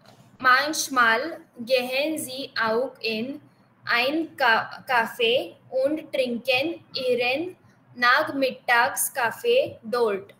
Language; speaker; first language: German; non-native, learner; Marathi